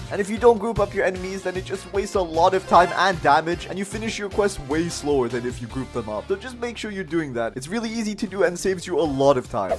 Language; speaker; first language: English; native; English